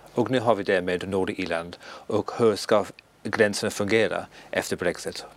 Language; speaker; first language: Swedish; non-native, learner; English